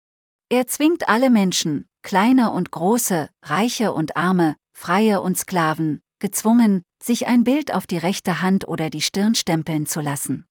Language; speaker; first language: German; native; German